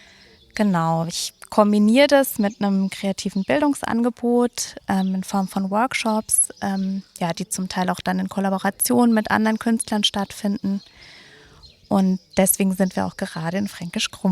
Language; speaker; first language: German; native; German